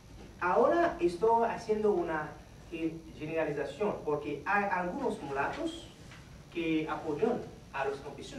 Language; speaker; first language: Spanish; non-native, fluent; Haitian Creole